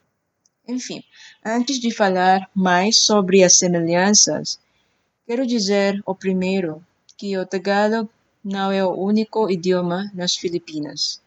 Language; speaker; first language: Portuguese; non-native, fluent; Filipino